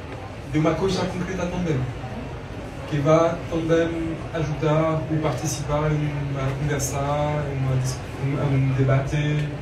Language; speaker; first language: Portuguese; non-native, learner; French